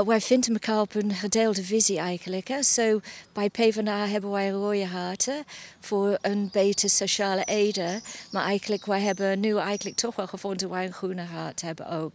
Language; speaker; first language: Dutch; non-native, fluent; English